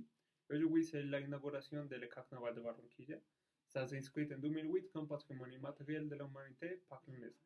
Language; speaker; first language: French; non-native, learner; Spanish